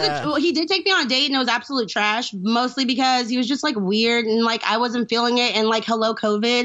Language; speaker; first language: English; native; English